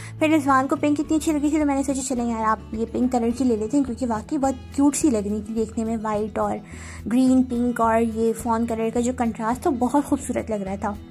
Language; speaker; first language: Urdu; native; Urdu